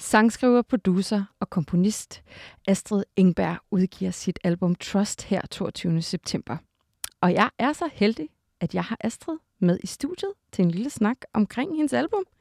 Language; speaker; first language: Danish; native; Danish